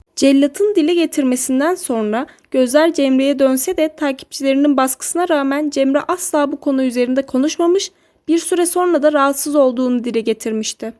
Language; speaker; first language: Turkish; native; Turkish